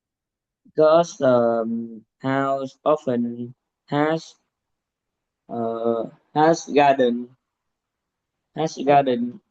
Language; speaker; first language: English; non-native, learner; Vietnamese